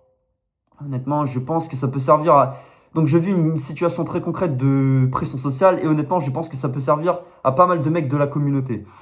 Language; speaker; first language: French; native; French